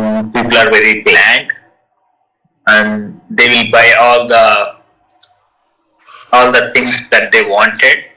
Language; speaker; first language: English; non-native, learner; Telugu